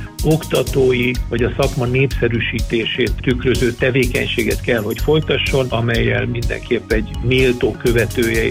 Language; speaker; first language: Hungarian; native; Hungarian